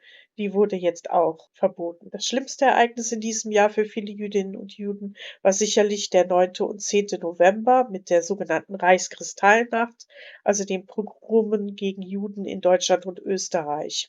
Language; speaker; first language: German; native; German